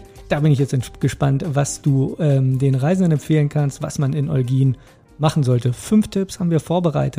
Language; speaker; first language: German; native; German